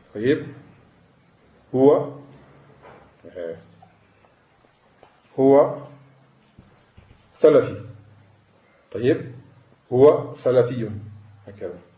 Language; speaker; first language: Arabic; non-native, fluent; French